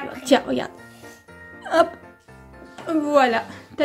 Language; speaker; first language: French; native; French